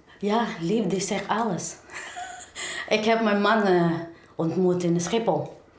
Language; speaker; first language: Dutch; non-native, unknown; English